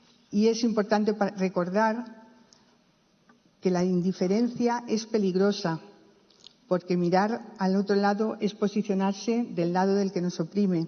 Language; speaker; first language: Spanish; native; Spanish